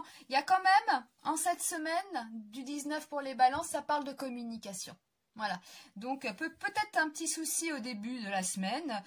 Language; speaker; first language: French; native; French